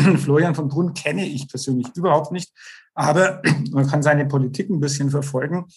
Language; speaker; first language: German; native; German